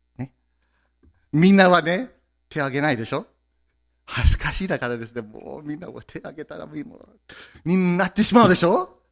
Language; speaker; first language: Japanese; non-native, fluent; English